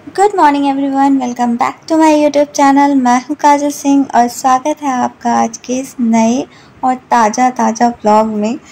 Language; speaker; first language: Hindi; native; Hindi